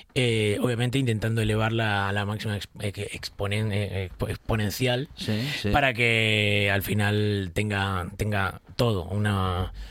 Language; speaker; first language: Spanish; native; Spanish